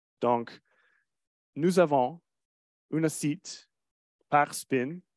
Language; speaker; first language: French; non-native, learner; English